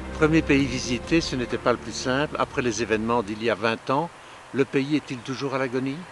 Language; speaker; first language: French; native; French